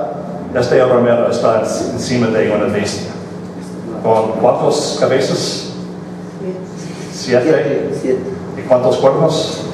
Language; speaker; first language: Spanish; non-native, fluent; English